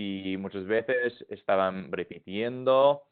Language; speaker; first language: Spanish; non-native, fluent; English